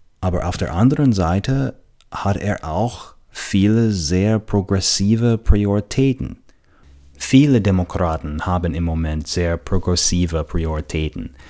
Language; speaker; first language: German; non-native, fluent; English